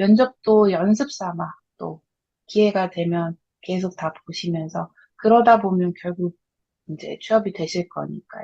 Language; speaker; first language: Korean; native; Korean